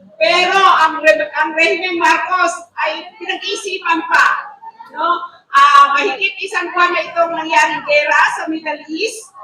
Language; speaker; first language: Filipino; native; Filipino